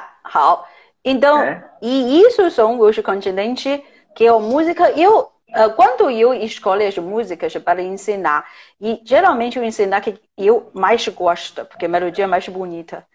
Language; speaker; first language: Portuguese; non-native, fluent; Chinese